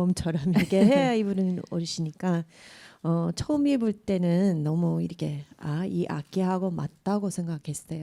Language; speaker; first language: Korean; non-native, fluent; English